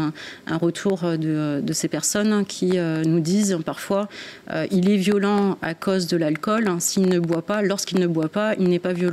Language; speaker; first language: French; native; French